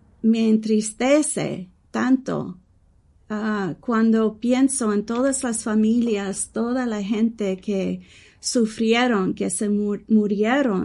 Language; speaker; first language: Spanish; early bilingual, heritage; English